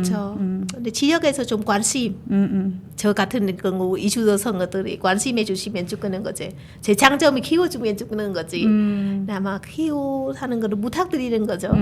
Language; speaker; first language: Korean; non-native, learner; Vietnamese